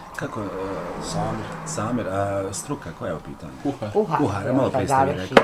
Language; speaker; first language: Bosnian; native; Bosnian